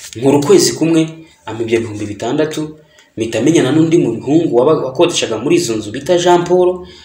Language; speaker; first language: Kinyarwanda; early bilingual, heritage; Kinyarwanda